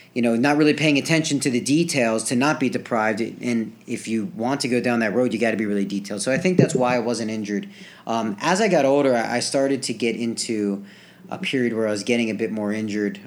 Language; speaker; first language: English; native; English